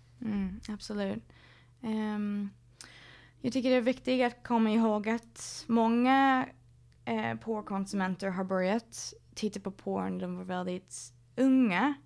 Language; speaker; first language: Swedish; non-native, fluent; English